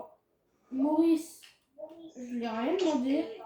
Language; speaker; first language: French; native; French